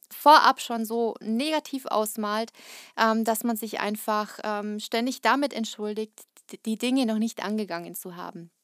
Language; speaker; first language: German; early bilingual, other home language; Russian